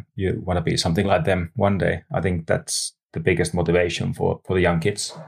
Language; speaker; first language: English; non-native, fluent; Finnish